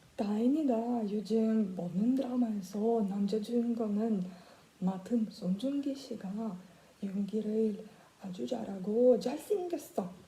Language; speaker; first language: Korean; non-native, learner; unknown